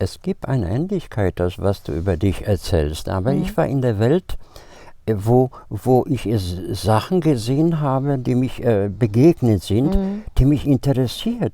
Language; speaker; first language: German; non-native, fluent; Polish